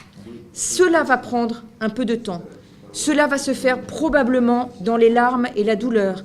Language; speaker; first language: French; native; French